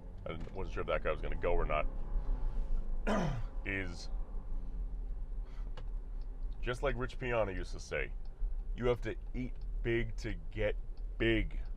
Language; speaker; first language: English; native; English